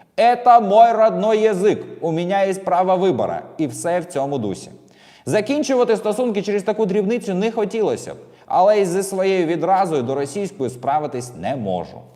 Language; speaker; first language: Ukrainian; non-native, local second language; Russian